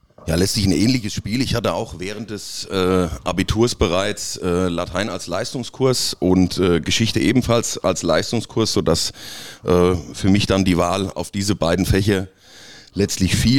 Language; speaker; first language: German; native; German